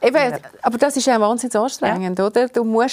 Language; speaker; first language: German; native; German